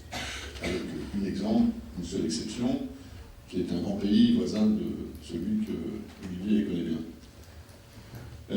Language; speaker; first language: French; native; French